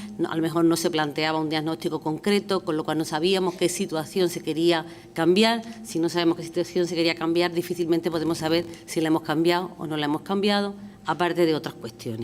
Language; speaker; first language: Spanish; native; Spanish